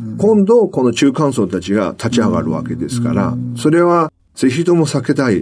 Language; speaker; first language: Japanese; non-native, fluent; Chinese